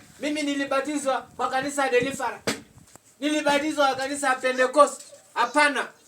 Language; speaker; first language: Swahili; non-native, local second language; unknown